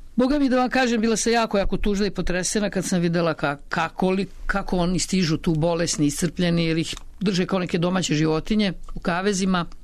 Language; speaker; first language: Serbian; native; Serbian